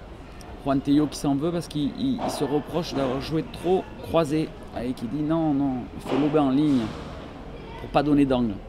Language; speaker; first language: French; native; French